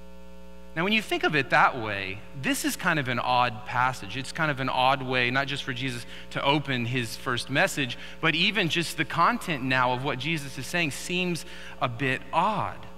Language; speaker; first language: English; native; English